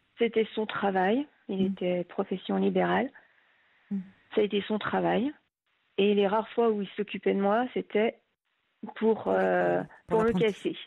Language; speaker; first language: French; native; French